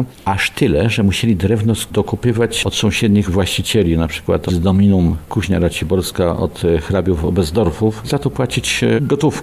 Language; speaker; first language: Polish; native; Polish